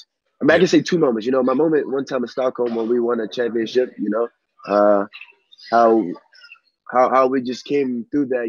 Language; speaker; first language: English; native; English